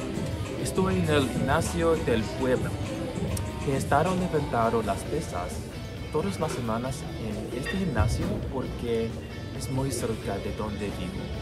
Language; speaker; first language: Spanish; non-native, learner; English